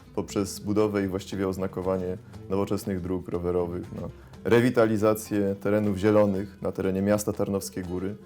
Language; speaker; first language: Polish; native; Polish